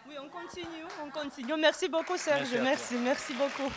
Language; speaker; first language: French; non-native, learner; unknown